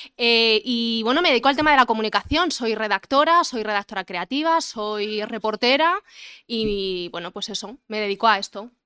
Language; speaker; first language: Spanish; early bilingual, other home language; Arabic